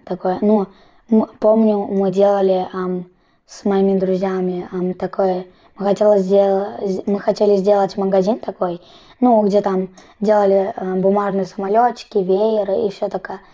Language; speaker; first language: Russian; early bilingual, heritage; Russian